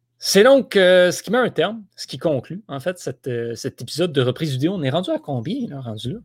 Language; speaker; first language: French; native; French